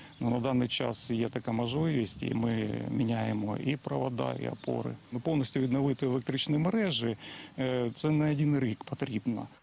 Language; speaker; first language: Ukrainian; native; Ukrainian